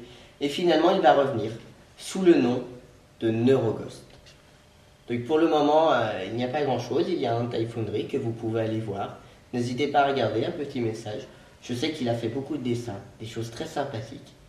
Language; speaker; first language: French; native; French